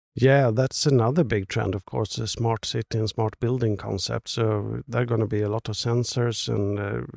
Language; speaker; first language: English; non-native, fluent; Swedish